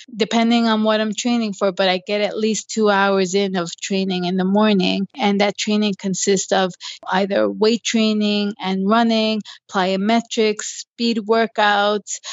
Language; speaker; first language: English; native; English